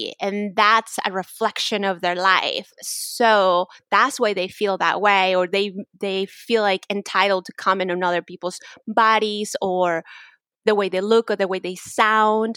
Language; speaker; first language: English; non-native, fluent; Spanish